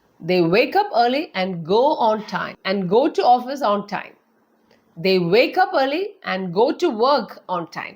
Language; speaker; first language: English; non-native, local second language; Malayalam